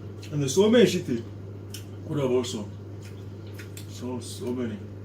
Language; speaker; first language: English; non-native, learner; Korean